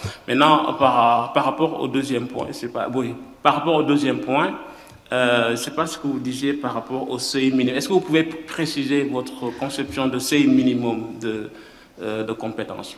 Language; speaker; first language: French; non-native, local second language; Wolof